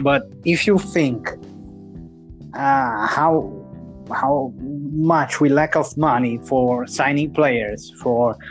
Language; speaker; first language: English; non-native, fluent; Italian